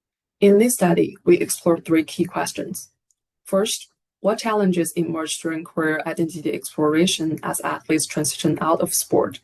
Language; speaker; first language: English; non-native, fluent; Chinese